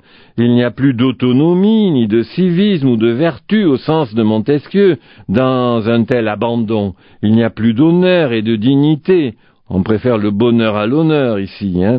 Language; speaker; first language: French; native; French